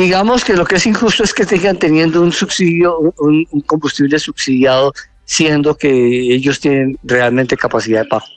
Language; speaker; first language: Spanish; native; Spanish